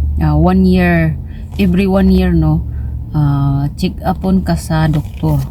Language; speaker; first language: Filipino; non-native, local second language; Cebuano